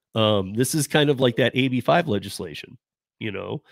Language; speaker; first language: English; native; English